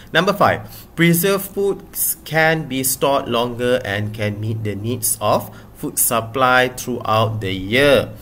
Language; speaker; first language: English; non-native, local second language; Malay